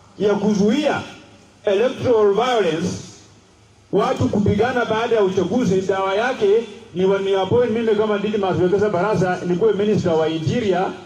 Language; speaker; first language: Swahili; non-native, local second language; Luyia